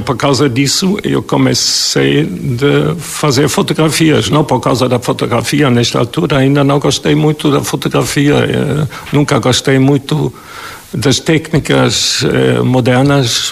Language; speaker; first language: Portuguese; non-native, fluent; German